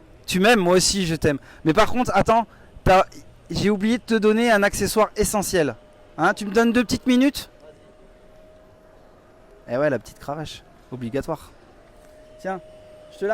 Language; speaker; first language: French; native; French